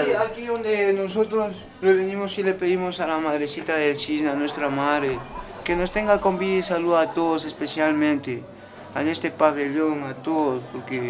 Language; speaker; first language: Spanish; native; Spanish